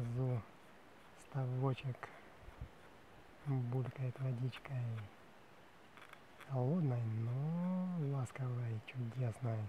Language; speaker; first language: Russian; native; Russian